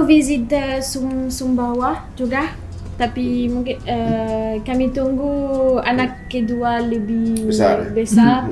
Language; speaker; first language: Indonesian; non-native, learner; French